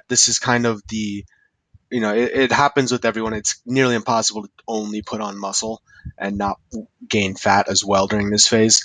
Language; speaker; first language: English; native; English